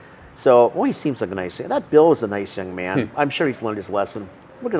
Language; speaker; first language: English; native; English